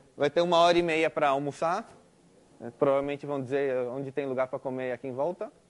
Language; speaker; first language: Portuguese; early bilingual, heritage; Spanish